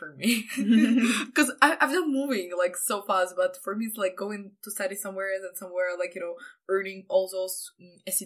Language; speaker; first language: English; non-native, fluent; Ukrainian